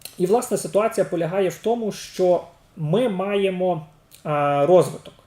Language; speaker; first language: Ukrainian; native; Ukrainian